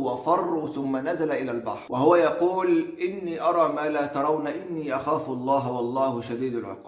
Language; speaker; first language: Arabic; native; Arabic